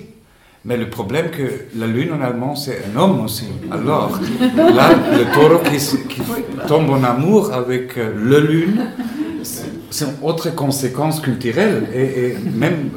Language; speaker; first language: French; non-native, fluent; Spanish